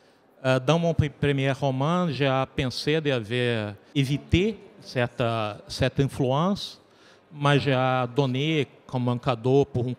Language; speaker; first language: French; non-native, learner; Portuguese